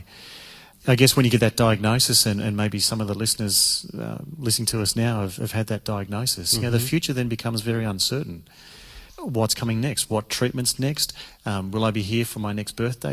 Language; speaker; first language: English; native; English